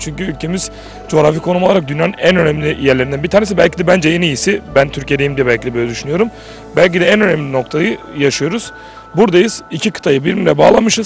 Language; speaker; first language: Turkish; native; Turkish